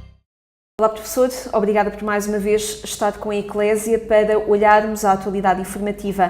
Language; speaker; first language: Portuguese; native; Portuguese